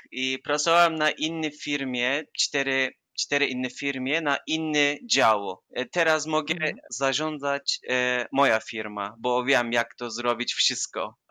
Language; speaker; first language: Polish; non-native, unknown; Turkish